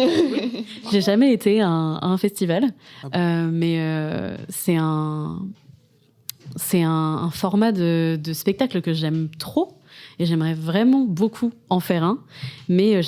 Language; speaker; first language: French; native; French